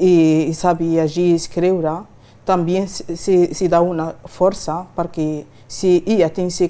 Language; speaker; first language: Spanish; non-native, learner; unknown